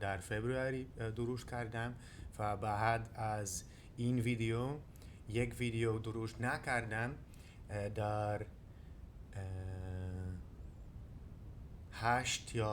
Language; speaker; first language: Persian; non-native, learner; Dutch